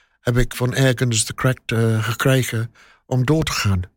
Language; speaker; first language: Dutch; non-native, learner; English